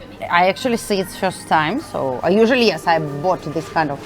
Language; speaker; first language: English; non-native, learner; Russian